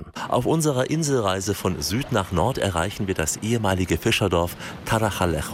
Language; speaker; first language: German; native; German